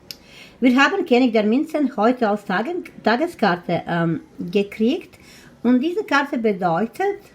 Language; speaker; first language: German; non-native, fluent; Croatian